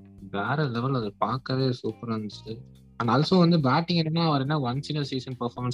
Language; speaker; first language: English; non-native, local second language; Tamil